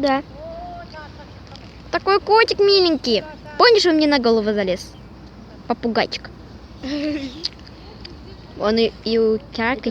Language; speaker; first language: Russian; native; Russian